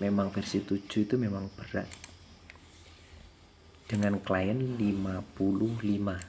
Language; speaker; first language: Indonesian; native; Indonesian